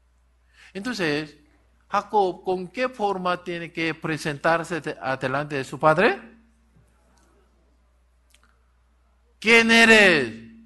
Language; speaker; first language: Spanish; non-native, learner; Korean